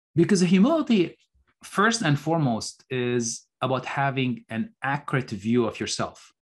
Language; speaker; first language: English; non-native, fluent; Arabic